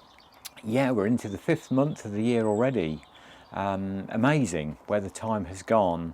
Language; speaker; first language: English; native; English